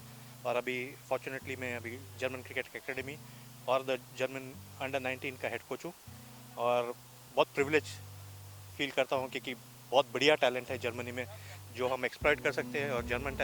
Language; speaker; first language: Hindi; native; Hindi